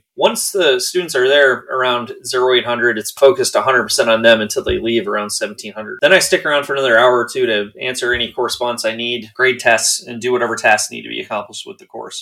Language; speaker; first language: English; native; English